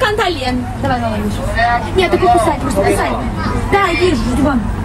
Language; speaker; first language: Chinese; non-native, learner; Ukrainian